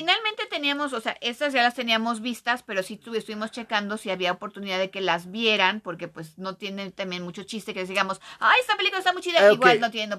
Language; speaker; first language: Spanish; native; Spanish